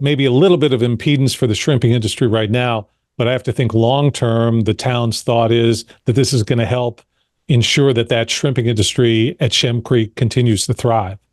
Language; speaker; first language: English; native; English